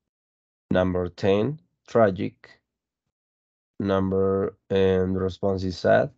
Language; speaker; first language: English; non-native, fluent; Spanish